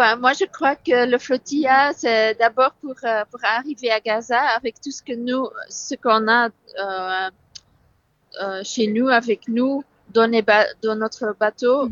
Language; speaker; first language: French; non-native, fluent; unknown